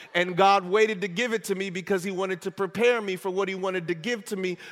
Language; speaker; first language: English; native; English